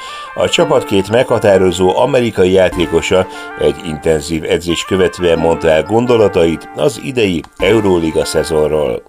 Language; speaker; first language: Hungarian; native; Hungarian